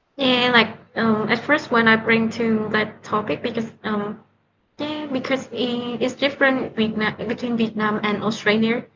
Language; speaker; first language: English; non-native, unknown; Vietnamese